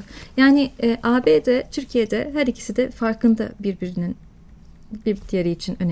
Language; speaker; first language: Turkish; native; Turkish